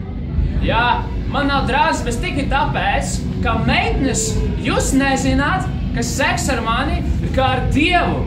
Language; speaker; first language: Latvian; non-native, local second language; Russian